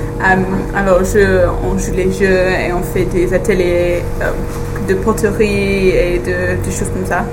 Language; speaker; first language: French; non-native, learner; English